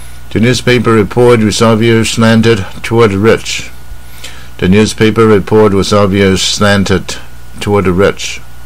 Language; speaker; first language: English; non-native, fluent; Chinese